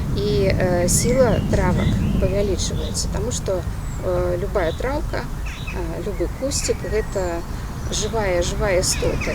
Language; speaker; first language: Belarusian; native; Belarusian